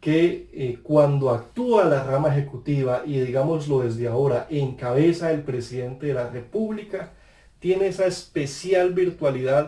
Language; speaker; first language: Spanish; native; Spanish